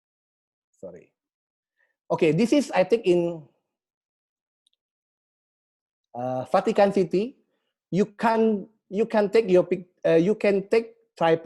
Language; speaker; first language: English; non-native, learner; Indonesian